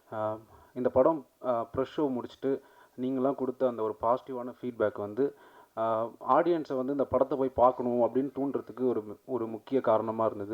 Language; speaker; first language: Tamil; native; Tamil